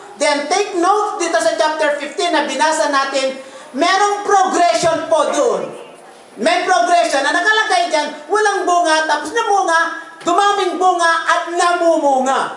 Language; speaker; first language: Filipino; non-native, local second language; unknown